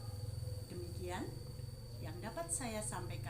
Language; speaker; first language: Indonesian; non-native, local second language; Javanese